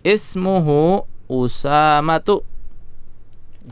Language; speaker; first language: Arabic; non-native, fluent; Indonesian